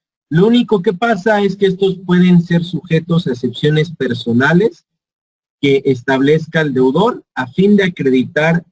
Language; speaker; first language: Spanish; native; Spanish